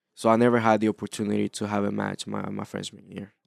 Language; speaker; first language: English; early bilingual, other home language; Spanish